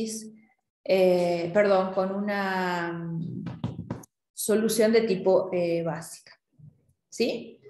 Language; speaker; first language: Spanish; native; Spanish